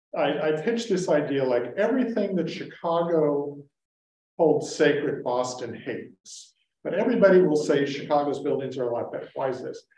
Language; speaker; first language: English; native; English